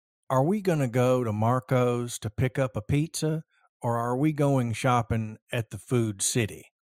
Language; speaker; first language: English; early bilingual, other home language; Spanish